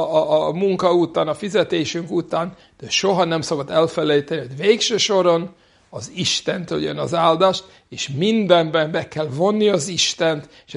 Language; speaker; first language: Hungarian; non-native, fluent; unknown